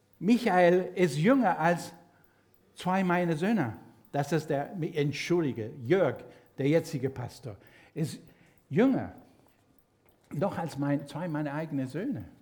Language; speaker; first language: German; non-native, fluent; Spanish